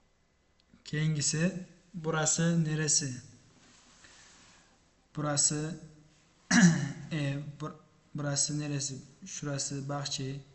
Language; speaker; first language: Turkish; non-native, fluent; Uzbek